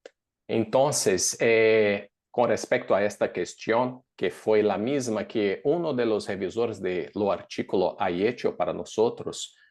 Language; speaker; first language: Spanish; non-native, fluent; Portuguese